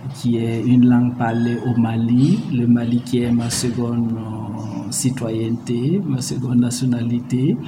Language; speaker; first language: French; non-native, local second language; Mossi